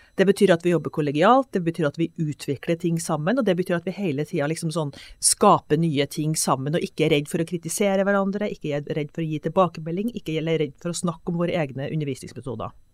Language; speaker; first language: Norwegian; native; Norwegian